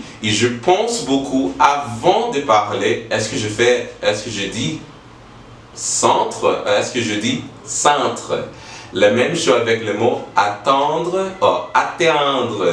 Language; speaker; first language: French; non-native, learner; English